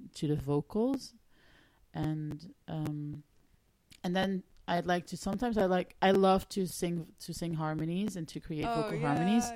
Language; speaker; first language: English; non-native, fluent; Dutch